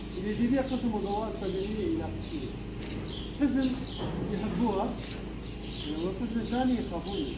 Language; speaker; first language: Arabic; non-native, local second language; Kurdish